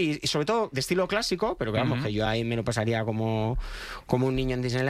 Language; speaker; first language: Spanish; native; Spanish